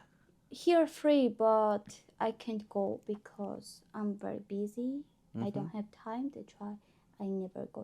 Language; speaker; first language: English; non-native, learner; Georgian